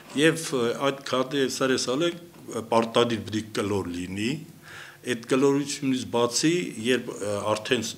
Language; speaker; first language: Armenian; non-native, local second language; Kurdish